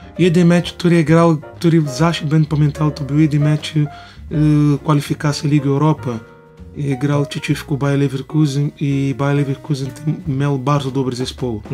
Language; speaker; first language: Polish; non-native, learner; Portuguese